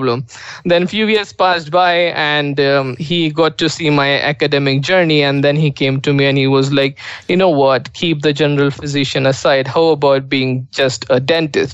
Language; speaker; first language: English; non-native, local second language; Marathi